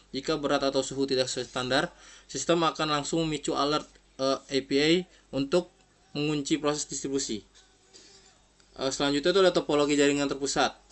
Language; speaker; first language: Indonesian; native; Indonesian